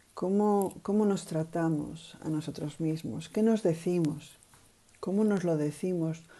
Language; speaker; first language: Spanish; native; Spanish